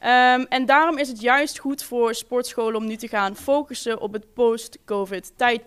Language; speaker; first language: Dutch; native; Dutch